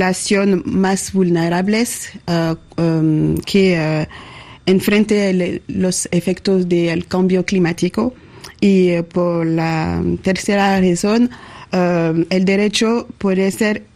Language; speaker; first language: Spanish; non-native, learner; French